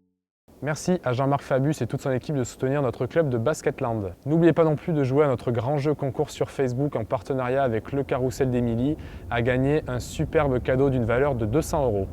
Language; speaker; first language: French; native; French